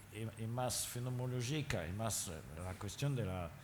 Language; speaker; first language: Spanish; non-native, learner; French